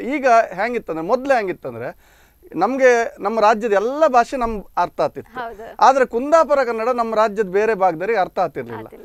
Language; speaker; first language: Kannada; non-native, local second language; Konkani